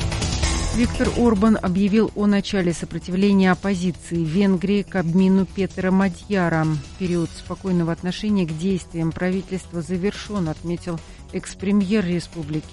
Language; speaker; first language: Russian; native; Russian